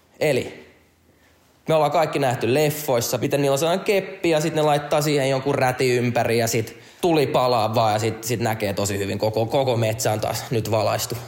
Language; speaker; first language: Finnish; non-native, local second language; Swedish